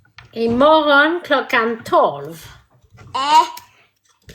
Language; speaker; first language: Swedish; non-native, learner; French